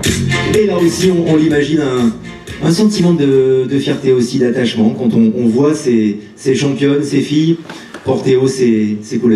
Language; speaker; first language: French; native; French